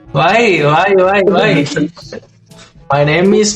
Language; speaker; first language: English; non-native, learner; Sinhala